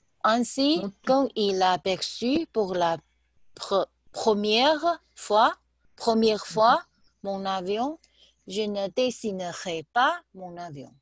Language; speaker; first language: French; non-native, learner; Chinese